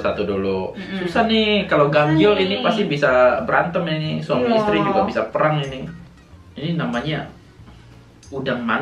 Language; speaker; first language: Indonesian; native; Indonesian